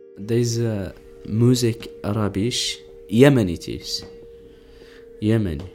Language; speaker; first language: Dutch; non-native, learner; Arabic